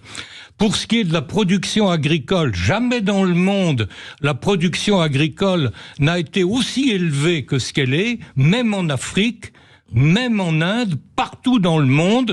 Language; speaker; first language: French; native; French